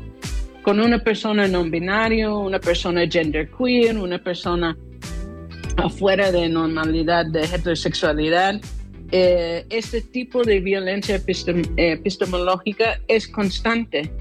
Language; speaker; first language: Spanish; non-native, fluent; English